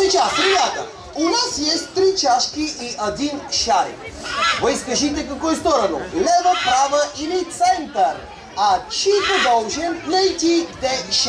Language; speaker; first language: Russian; non-native, learner; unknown